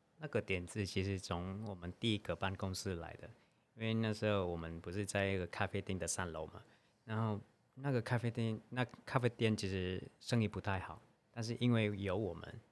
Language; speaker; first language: Chinese; non-native, fluent; Vietnamese